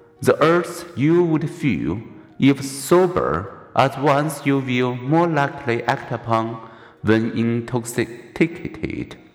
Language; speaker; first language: English; non-native, fluent; Chinese